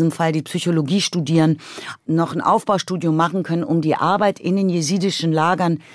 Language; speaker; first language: German; native; German